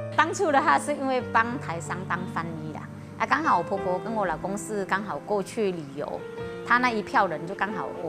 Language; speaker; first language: Chinese; early bilingual, heritage; Chinese